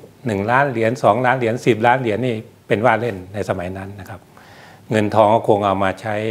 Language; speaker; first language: Thai; native; Thai